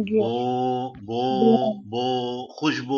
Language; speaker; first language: French; non-native, fluent; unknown